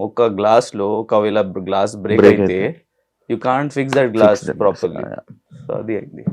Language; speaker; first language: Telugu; non-native, learner; Hindi